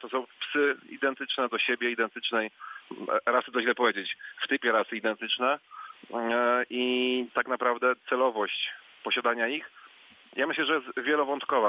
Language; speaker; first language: Polish; native; Polish